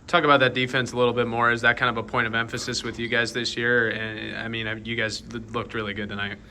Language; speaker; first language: English; native; English